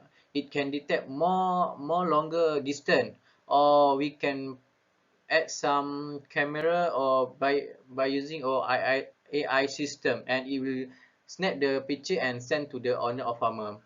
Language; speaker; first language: English; non-native, local second language; Malay